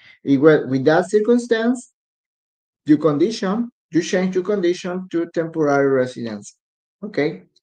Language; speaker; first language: English; non-native, learner; Spanish